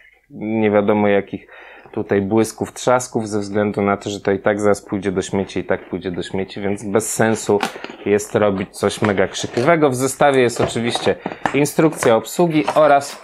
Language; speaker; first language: Polish; native; Polish